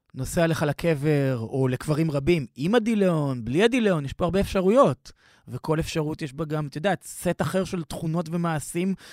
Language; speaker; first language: Hebrew; native; Hebrew